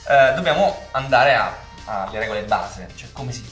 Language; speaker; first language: Italian; native; Italian